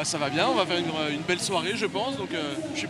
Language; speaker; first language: French; native; French